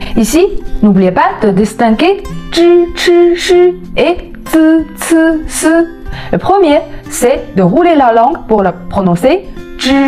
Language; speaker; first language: French; non-native, fluent; Chinese